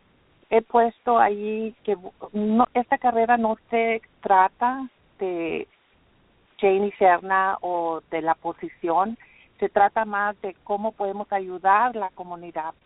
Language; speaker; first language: Spanish; early bilingual, heritage; Spanish